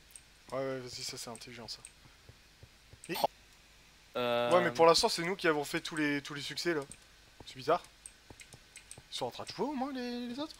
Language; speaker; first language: French; native; French